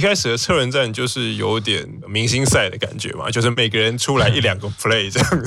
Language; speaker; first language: Chinese; native; Chinese